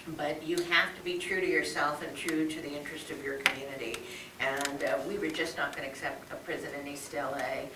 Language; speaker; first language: English; native; English